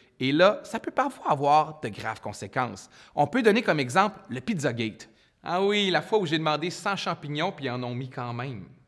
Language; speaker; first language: French; native; French